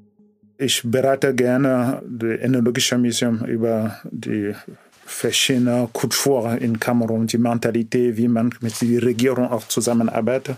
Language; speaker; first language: German; non-native, learner; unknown